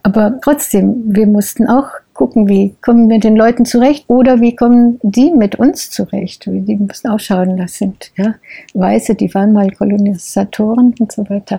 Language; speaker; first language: German; native; German